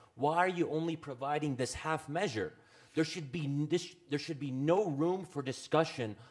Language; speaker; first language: English; native; English